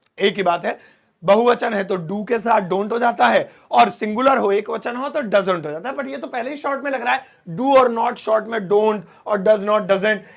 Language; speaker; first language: Hindi; native; Hindi